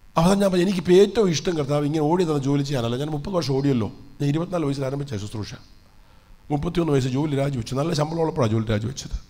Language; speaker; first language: Malayalam; early bilingual, heritage; Malayalam